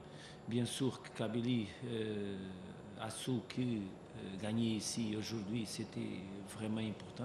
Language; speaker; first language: French; non-native, learner; Portuguese